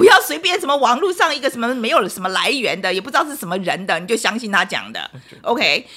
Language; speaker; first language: Chinese; native; Chinese